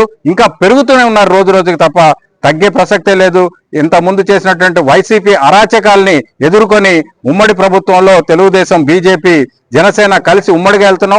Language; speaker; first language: Telugu; native; Telugu